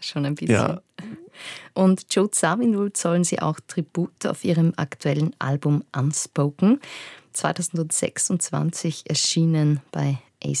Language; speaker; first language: German; native; German